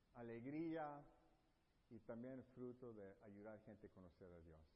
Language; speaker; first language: Spanish; early bilingual, heritage; Spanish